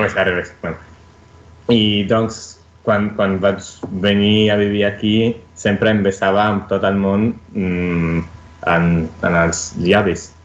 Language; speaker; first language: Catalan; non-native, fluent; Italian